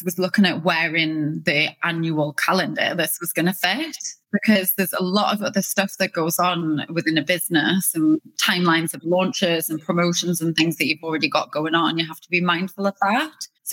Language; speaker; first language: English; native; English